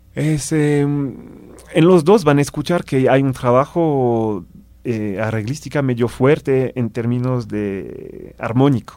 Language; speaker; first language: Spanish; non-native, fluent; French